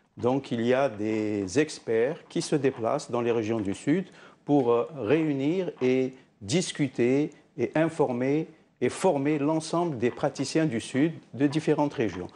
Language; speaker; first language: French; non-native, local second language; Arabic